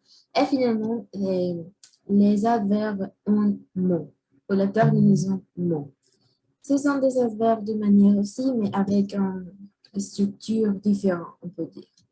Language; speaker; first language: French; non-native, learner; Spanish